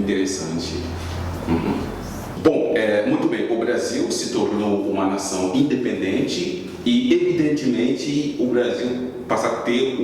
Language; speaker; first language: Portuguese; non-native, fluent; Haitian Creole